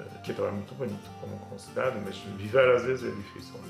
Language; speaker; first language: Portuguese; non-native, fluent; Turkish